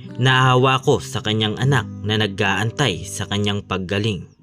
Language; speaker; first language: Filipino; non-native, local second language; Bikol